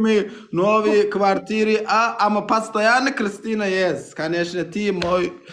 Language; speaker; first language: Russian; non-native, learner; Turkmen